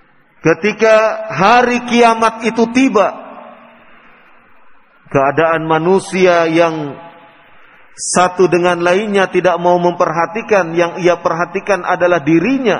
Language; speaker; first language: Indonesian; native; Indonesian